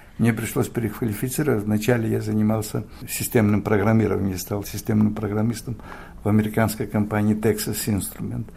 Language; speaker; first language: Russian; non-native, fluent; Greek